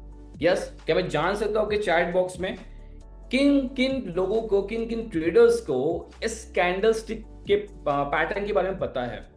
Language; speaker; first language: Hindi; native; Hindi